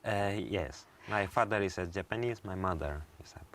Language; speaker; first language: English; non-native, learner; Japanese